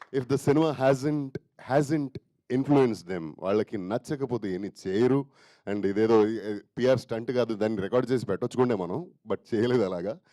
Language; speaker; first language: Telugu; native; Telugu